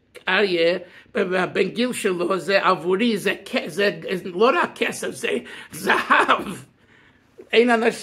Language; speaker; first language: Hebrew; non-native, learner; English